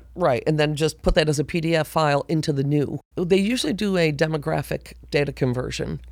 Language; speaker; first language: English; native; English